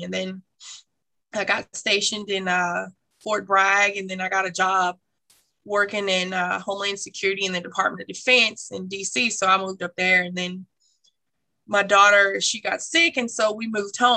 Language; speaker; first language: English; native; English